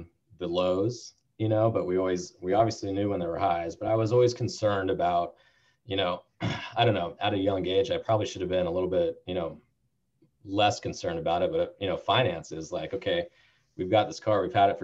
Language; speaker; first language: English; native; English